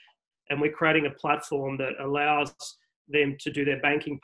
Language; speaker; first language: English; native; English